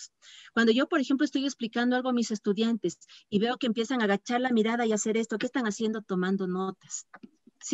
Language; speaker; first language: Spanish; native; Spanish